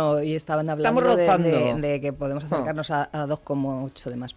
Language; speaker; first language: Spanish; native; Spanish